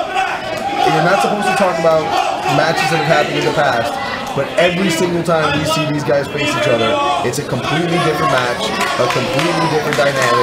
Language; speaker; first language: English; native; English